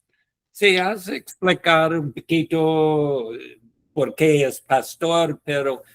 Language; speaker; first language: Spanish; non-native, learner; English